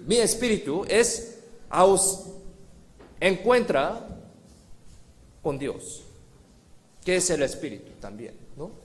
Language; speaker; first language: Spanish; non-native, fluent; Korean